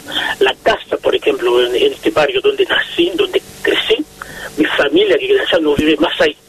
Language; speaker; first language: Spanish; non-native, fluent; Haitian Creole